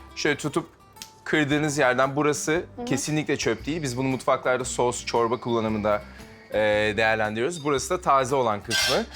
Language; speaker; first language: Turkish; native; Turkish